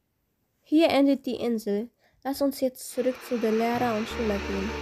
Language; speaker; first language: German; non-native, fluent; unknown